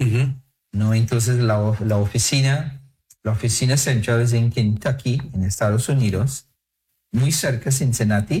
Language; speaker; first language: Spanish; non-native, fluent; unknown